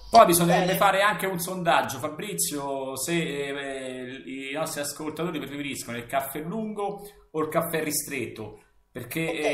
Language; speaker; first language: Italian; native; Italian